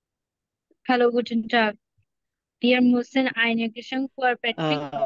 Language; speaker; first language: German; non-native, learner; Bangla